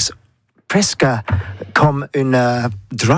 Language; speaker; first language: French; non-native, learner; English